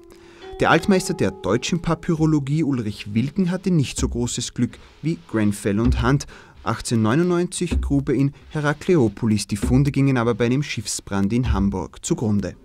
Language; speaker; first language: German; native; German